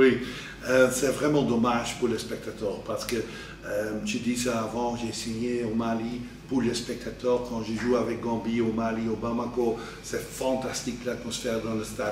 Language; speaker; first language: French; non-native, fluent; Dutch